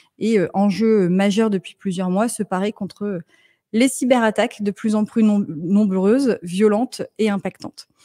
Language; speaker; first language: French; native; French